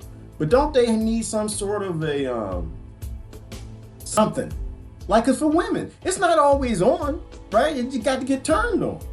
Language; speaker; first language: English; native; English